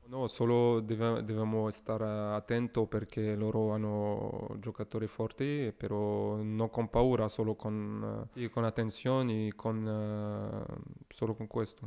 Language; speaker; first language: Italian; non-native, learner; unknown